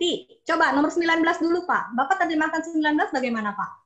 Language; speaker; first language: Indonesian; native; Indonesian